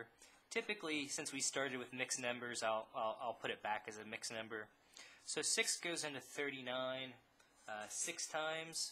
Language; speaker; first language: English; native; English